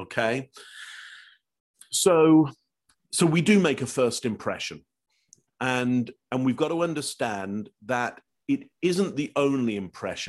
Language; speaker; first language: English; native; English